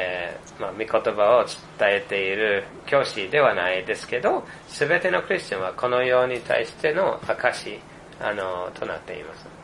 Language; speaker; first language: Japanese; non-native, fluent; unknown